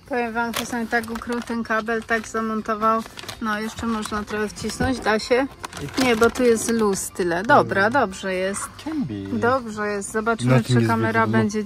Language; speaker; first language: Polish; native; Polish